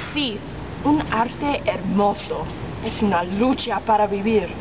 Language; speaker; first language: Spanish; non-native, learner; English